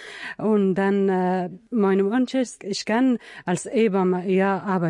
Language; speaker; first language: German; non-native, learner; Persian